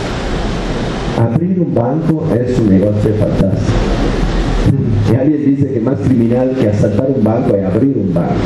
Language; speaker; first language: Spanish; non-native, fluent; Italian